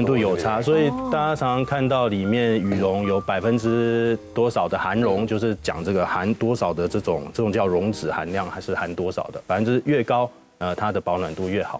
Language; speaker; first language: Chinese; native; Chinese